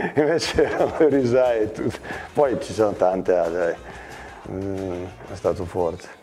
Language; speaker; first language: Italian; non-native, fluent; Serbian